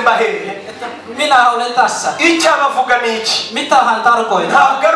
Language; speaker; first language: Finnish; non-native, fluent; Kinyarwanda